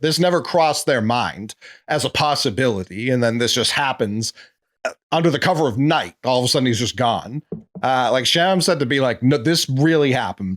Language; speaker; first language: English; native; English